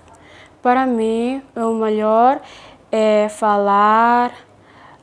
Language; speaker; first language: Portuguese; non-native, local second language; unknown